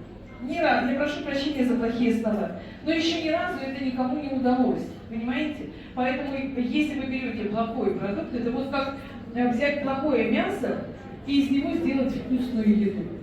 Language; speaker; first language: Russian; native; Russian